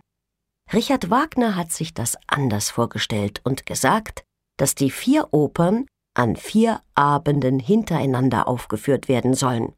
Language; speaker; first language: German; native; German